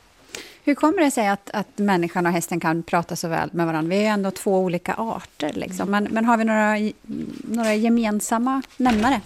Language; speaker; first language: Swedish; native; Swedish